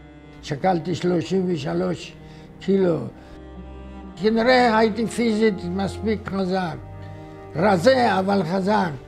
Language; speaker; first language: Hebrew; non-native, fluent; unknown